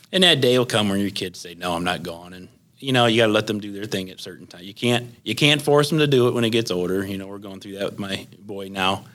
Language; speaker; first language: English; native; English